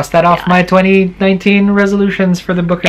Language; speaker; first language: English; native; English